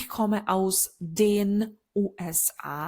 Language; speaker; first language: German; non-native, learner; Ukrainian